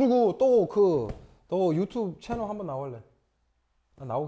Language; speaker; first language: Korean; early bilingual, other home language; English